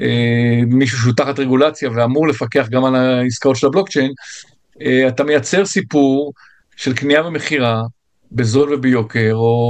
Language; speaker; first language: Hebrew; native; Hebrew